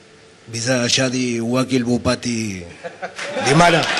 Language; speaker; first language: Indonesian; non-native, fluent; Spanish